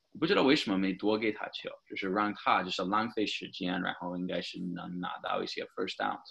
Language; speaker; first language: Chinese; non-native, fluent; English